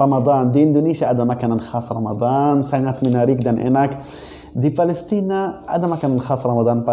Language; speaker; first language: Indonesian; non-native, learner; Arabic